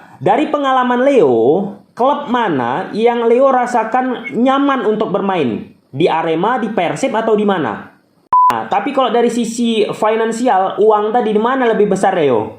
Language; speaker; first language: Indonesian; native; Indonesian